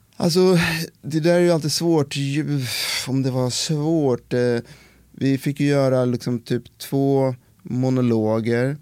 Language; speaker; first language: Swedish; native; Swedish